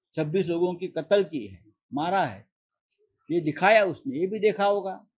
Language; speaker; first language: Hindi; non-native, local second language; Marathi